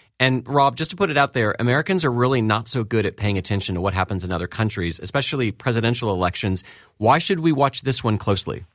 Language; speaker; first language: English; native; English